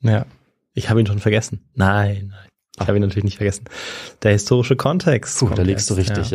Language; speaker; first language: German; native; German